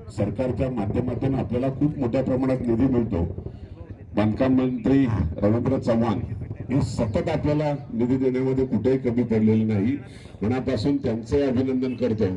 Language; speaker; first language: Marathi; native; Marathi